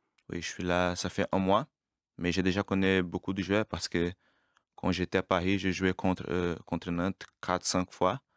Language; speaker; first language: French; non-native, learner; Portuguese